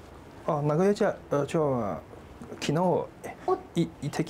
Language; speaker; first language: Japanese; non-native, learner; Chinese